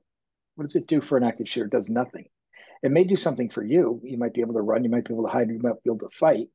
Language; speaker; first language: English; native; English